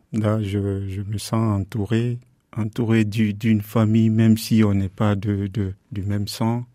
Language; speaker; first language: French; non-native, local second language; Fula